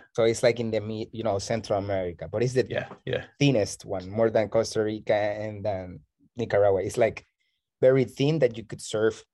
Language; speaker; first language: English; non-native, fluent; Spanish